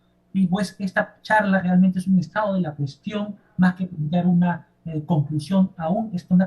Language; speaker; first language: Spanish; native; Spanish